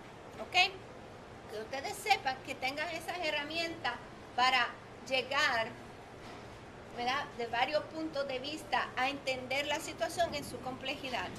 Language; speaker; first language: Spanish; non-native, fluent; Italian